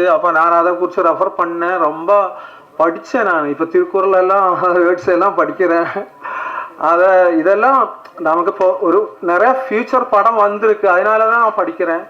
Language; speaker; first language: Tamil; non-native, learner; Malayalam